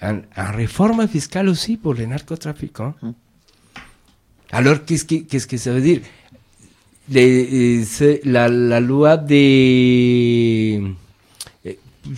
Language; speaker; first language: French; non-native, fluent; Spanish